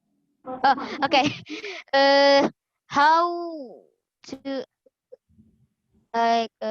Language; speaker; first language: English; non-native, learner; Indonesian